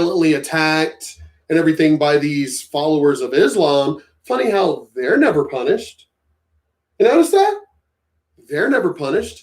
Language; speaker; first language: English; native; English